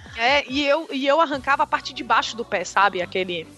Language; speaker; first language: Portuguese; native; Portuguese